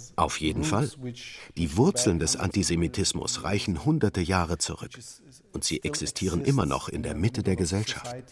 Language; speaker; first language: German; native; German